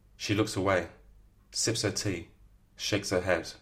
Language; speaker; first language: English; native; English